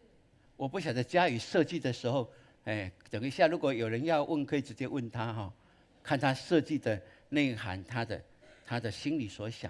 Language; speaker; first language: Chinese; native; Chinese